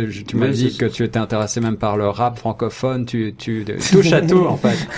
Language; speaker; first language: French; native; French